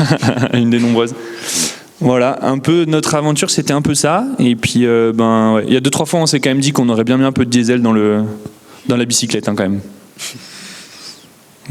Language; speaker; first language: French; native; French